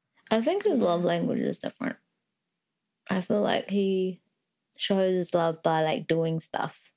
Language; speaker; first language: English; early bilingual, other home language; Vietnamese